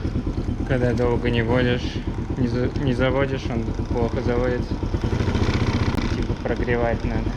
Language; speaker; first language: Russian; native; Russian